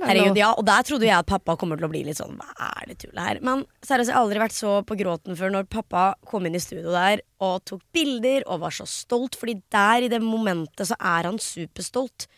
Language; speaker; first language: Norwegian; early bilingual, other home language; Hindi